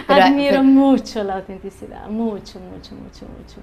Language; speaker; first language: Spanish; early bilingual, heritage; Portuguese